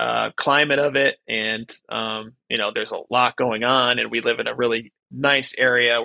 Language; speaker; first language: English; native; English